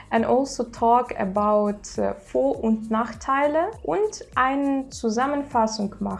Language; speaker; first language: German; non-native, fluent; Russian